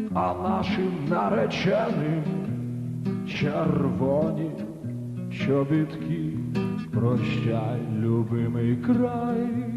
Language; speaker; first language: Ukrainian; early bilingual, heritage; Ukrainian